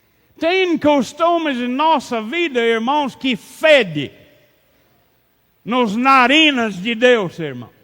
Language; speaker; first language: Portuguese; non-native, learner; English